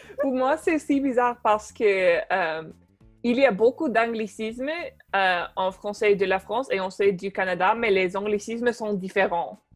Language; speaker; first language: French; non-native, fluent; English